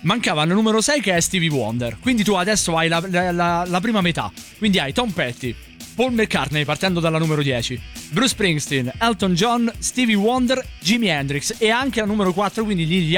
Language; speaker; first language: Italian; native; Italian